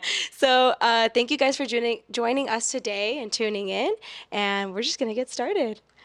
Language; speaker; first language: English; early bilingual, other home language; Spanish